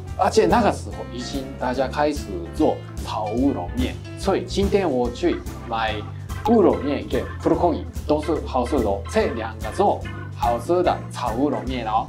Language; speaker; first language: Chinese; non-native, fluent; Japanese